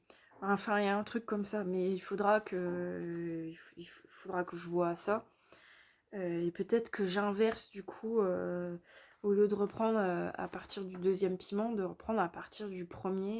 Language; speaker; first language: French; native; French